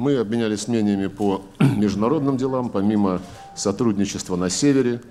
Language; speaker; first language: Russian; native; Russian